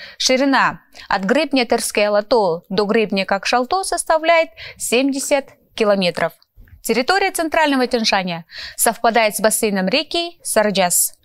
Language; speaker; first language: Russian; non-native, local second language; Kyrgyz